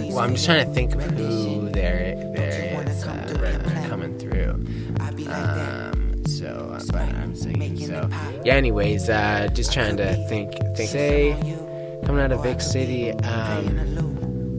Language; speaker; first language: English; native; English